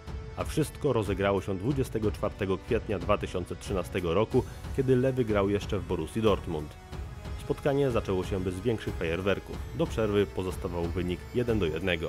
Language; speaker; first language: Polish; native; Polish